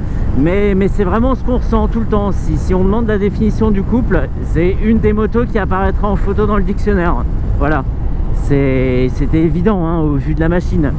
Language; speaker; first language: French; native; French